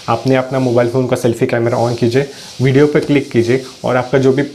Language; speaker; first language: Hindi; non-native, local second language; Marathi